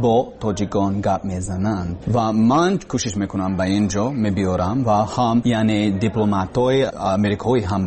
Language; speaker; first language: Persian; non-native, learner; English